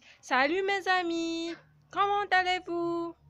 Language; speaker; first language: French; non-native, local second language; Arabic